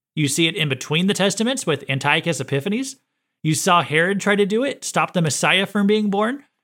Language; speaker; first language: English; native; English